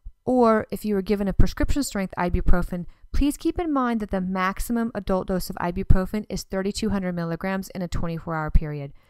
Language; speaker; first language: English; native; English